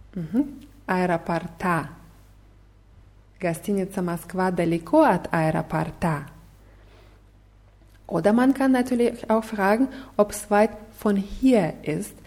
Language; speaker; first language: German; non-native, fluent; Russian